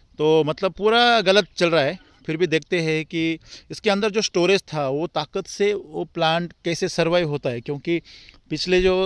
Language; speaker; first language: Hindi; non-native, local second language; Marathi